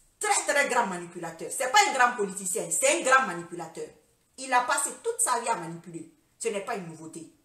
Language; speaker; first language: French; non-native, local second language; Fula